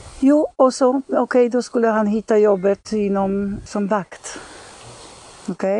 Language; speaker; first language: Swedish; non-native, fluent; Polish